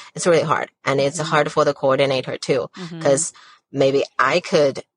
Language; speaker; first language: English; non-native, fluent; Chinese